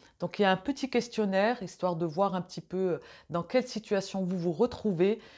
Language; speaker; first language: French; native; French